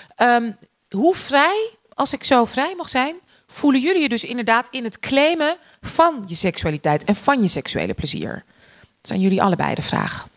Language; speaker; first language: Dutch; native; Dutch